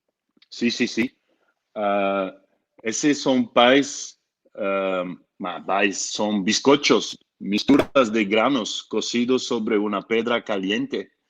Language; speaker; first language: Spanish; non-native, fluent; Dutch